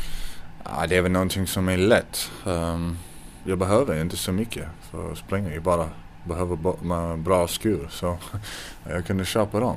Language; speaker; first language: Swedish; non-native, fluent; English